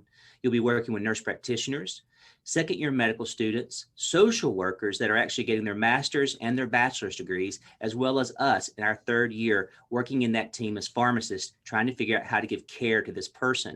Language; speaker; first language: English; native; English